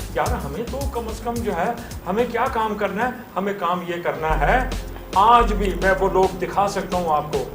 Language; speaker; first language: Urdu; non-native, local second language; Punjabi